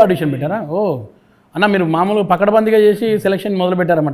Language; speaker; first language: Telugu; native; Telugu